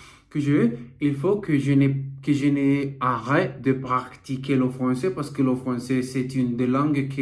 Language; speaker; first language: French; non-native, learner; Portuguese